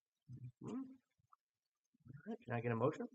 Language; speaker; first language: English; native; English